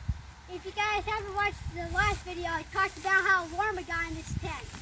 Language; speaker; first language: English; native; English